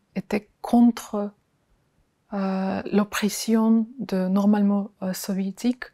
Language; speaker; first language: French; non-native, fluent; Ukrainian